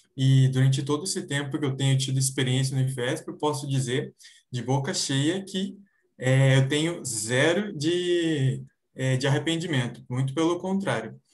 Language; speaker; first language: Portuguese; native; Portuguese